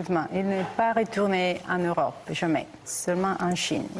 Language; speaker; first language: French; non-native, fluent; Italian